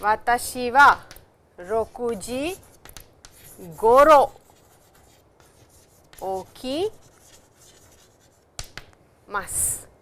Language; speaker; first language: Japanese; non-native, fluent; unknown